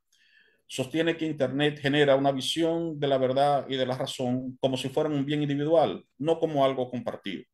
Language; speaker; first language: Spanish; native; Spanish